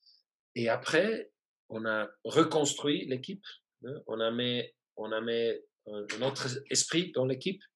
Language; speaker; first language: French; non-native, fluent; German